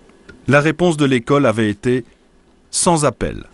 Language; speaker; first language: French; native; French